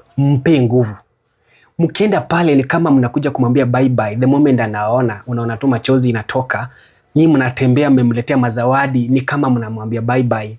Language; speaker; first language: Swahili; native; Swahili